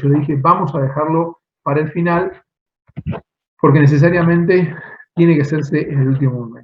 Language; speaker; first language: Spanish; native; Spanish